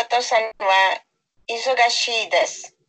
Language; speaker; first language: Japanese; non-native, learner; Spanish